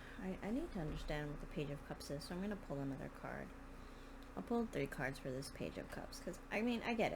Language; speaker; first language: English; native; English